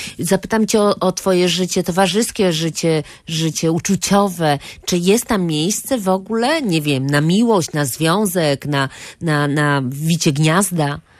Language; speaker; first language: Polish; native; Polish